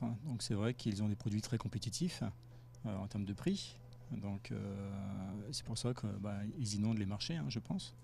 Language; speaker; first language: French; native; French